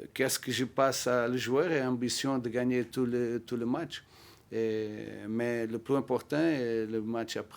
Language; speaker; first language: French; non-native, learner; Portuguese